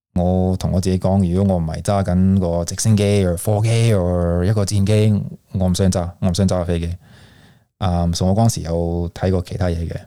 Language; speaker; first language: Cantonese; early bilingual, heritage; Cantonese